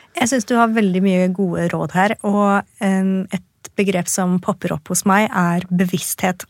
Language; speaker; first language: Norwegian; early bilingual, other home language; Persian